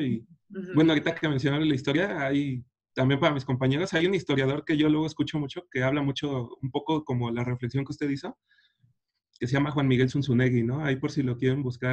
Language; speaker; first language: Spanish; native; Spanish